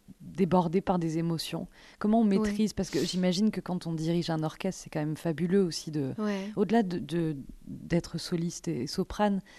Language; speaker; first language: French; native; French